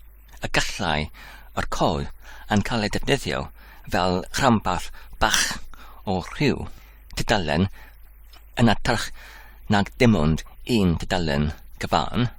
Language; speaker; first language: Welsh; non-native, learner; English